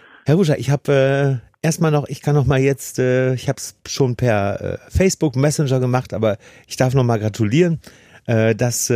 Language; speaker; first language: German; native; German